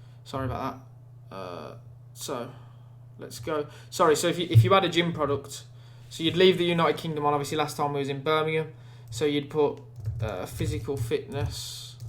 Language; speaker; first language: English; native; English